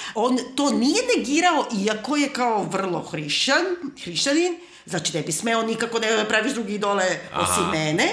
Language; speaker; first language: Serbian; native; Serbian